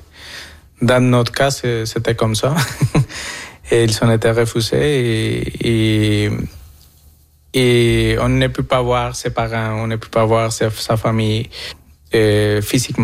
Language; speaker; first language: French; non-native, fluent; Spanish